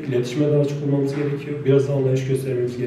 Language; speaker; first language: Turkish; native; Turkish